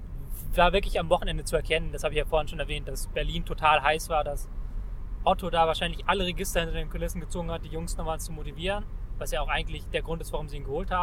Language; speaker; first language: German; native; German